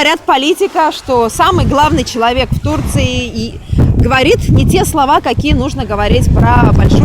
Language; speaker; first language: Russian; native; Russian